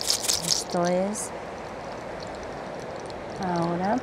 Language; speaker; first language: Spanish; native; Spanish